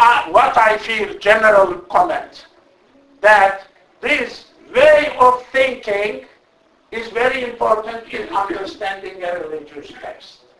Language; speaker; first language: English; non-native, fluent; Turkish